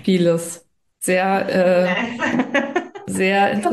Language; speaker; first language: German; native; German